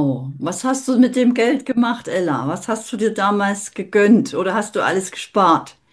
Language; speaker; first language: German; native; German